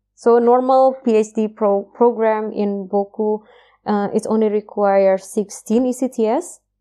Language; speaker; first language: English; non-native, fluent; Indonesian